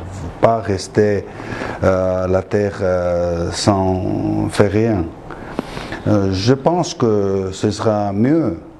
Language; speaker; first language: French; non-native, fluent; Georgian